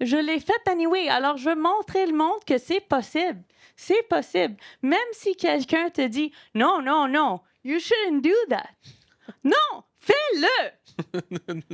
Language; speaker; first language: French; non-native, local second language; English